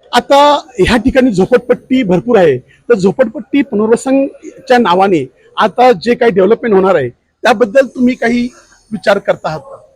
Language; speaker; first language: Marathi; native; Marathi